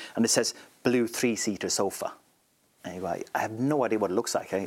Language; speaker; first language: English; non-native, fluent; Swedish